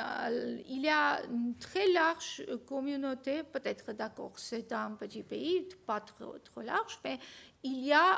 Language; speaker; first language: French; non-native, fluent; Armenian